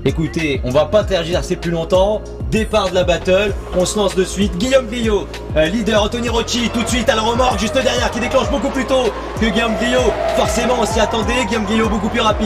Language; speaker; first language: French; native; French